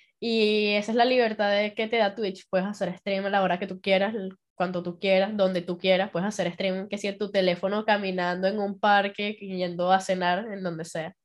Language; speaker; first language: Spanish; native; Spanish